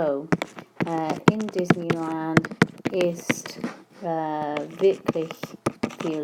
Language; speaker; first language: German; non-native, fluent; English